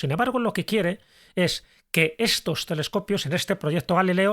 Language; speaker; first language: Spanish; native; Spanish